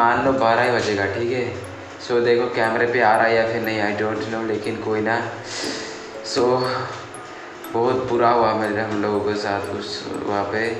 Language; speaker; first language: Hindi; non-native, local second language; Bangla